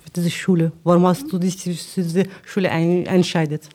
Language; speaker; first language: German; non-native, learner; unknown